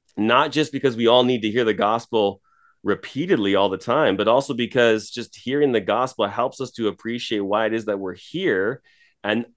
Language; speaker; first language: English; native; English